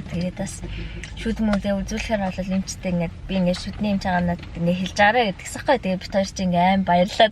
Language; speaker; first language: Mongolian; native; Mongolian